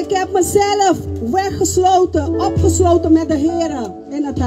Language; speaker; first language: Dutch; non-native, local second language; Papiamento